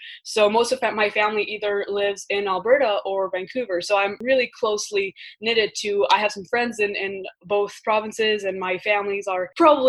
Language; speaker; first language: English; early bilingual, other home language; French